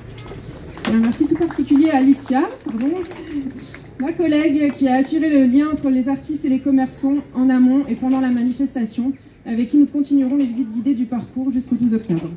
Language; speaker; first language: French; native; French